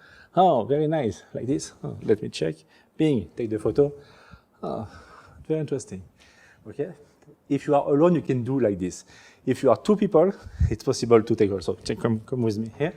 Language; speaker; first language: English; non-native, learner; French